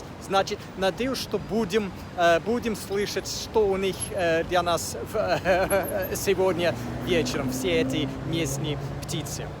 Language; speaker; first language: Russian; non-native, fluent; English